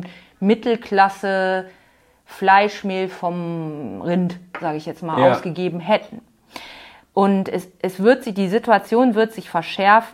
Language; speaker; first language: German; native; German